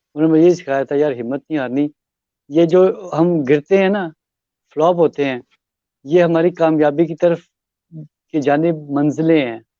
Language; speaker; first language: Urdu; non-native, local second language; Punjabi